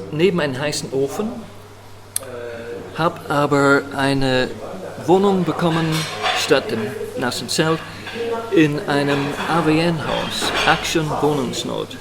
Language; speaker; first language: German; non-native, fluent; English